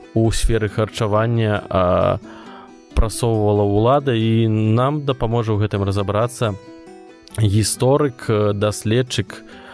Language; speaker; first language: Belarusian; non-native, local second language; Russian